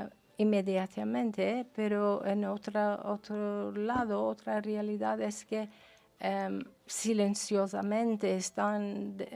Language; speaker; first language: Spanish; non-native, fluent; Persian